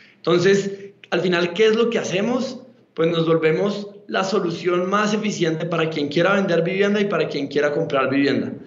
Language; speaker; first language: Spanish; native; Spanish